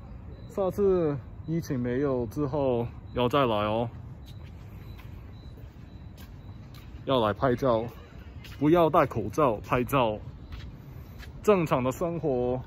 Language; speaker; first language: Chinese; non-native, learner; English